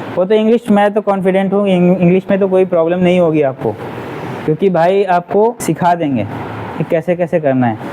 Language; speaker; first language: Hindi; native; Hindi